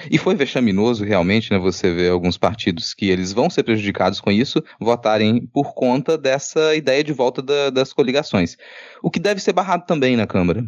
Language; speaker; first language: Portuguese; native; Portuguese